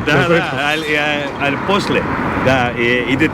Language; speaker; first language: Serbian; non-native, learner; Greek